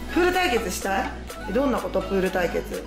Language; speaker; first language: Japanese; native; Japanese